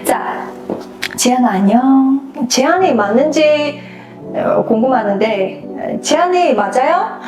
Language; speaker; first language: Korean; non-native, fluent; Mongolian